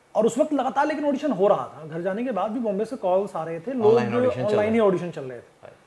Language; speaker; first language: Hindi; native; Hindi